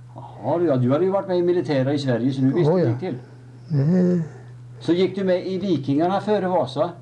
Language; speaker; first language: Swedish; native; Swedish